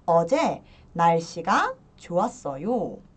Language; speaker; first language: Korean; early bilingual, heritage; Korean